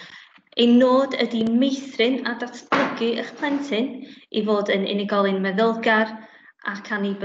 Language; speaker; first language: Welsh; native; Welsh